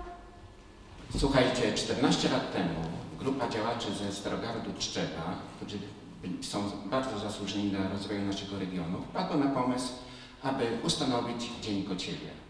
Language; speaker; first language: Polish; native; Polish